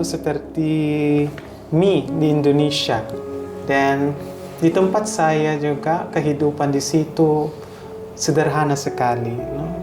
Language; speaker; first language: Indonesian; non-native, fluent; Hiligaynon